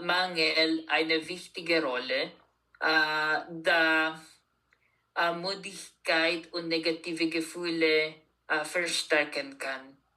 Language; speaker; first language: German; non-native, learner; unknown